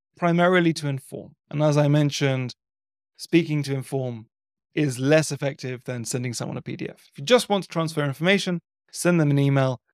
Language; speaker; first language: English; native; English